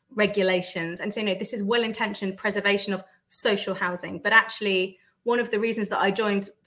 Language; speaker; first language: English; native; English